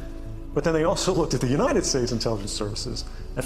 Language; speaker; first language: English; native; English